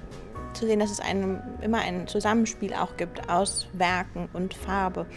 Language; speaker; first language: German; native; German